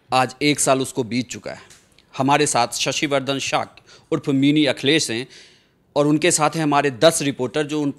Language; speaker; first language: Hindi; native; Hindi